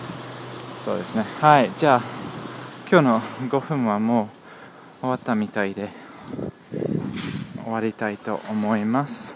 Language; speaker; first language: Japanese; non-native, learner; English